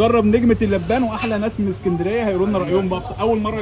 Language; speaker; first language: Arabic; native; Arabic